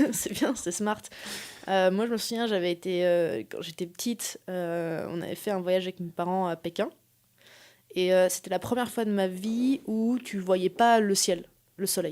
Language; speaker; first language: French; native; French